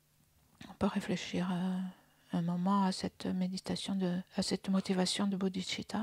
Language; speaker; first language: French; native; French